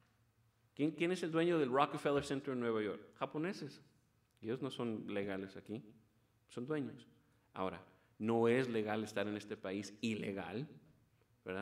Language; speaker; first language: Spanish; early bilingual, heritage; Spanish